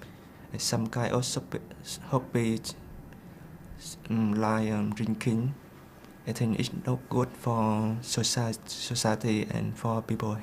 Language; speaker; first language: English; non-native, learner; Vietnamese